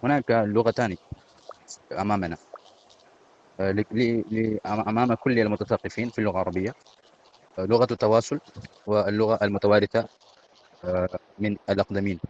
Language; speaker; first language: Arabic; non-native, fluent; Urdu